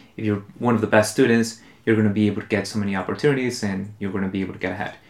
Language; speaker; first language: English; early bilingual, other home language; Spanish